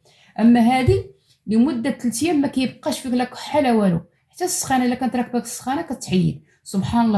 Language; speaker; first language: Arabic; native; Arabic